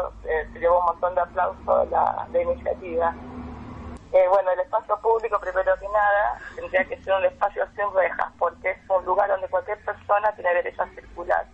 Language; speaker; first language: Spanish; native; Spanish